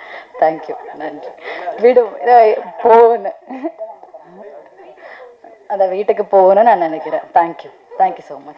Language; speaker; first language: Tamil; non-native, learner; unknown